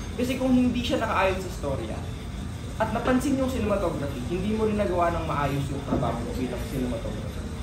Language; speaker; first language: Filipino; native; Filipino